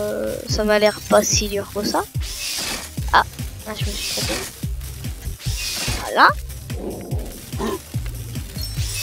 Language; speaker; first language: French; native; French